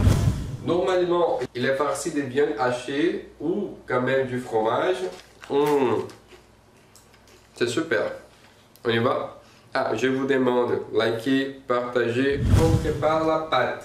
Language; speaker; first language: French; non-native, fluent; Portuguese